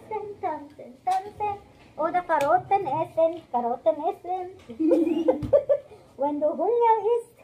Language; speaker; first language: German; non-native, learner; Filipino